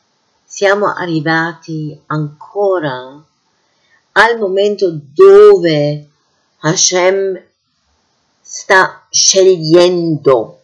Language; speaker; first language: Italian; non-native, fluent; English